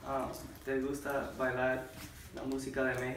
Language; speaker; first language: Spanish; non-native, learner; English